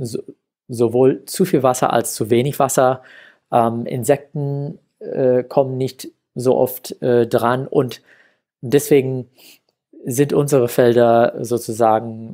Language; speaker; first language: German; non-native, fluent; English